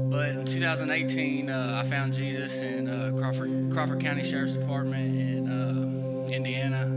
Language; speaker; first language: English; native; English